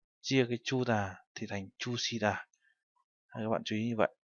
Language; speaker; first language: Vietnamese; native; Vietnamese